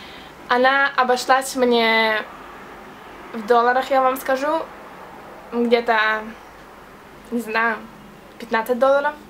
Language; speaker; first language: Russian; early bilingual, heritage; Russian